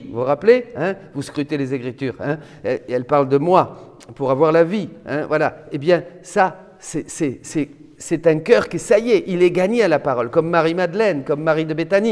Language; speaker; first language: French; native; French